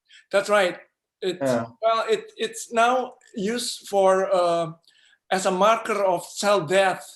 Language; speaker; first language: English; non-native, fluent; Indonesian